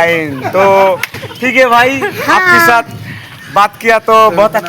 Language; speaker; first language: Hindi; non-native, learner; Bangla